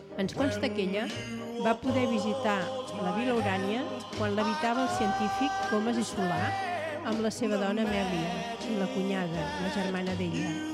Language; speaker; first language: Catalan; native; Catalan